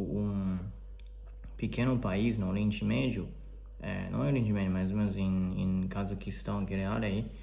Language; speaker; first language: Portuguese; non-native, learner; Chinese